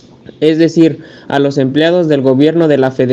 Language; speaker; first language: Spanish; native; Spanish